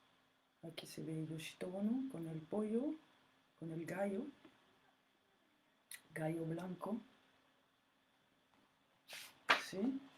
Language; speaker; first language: Spanish; non-native, fluent; French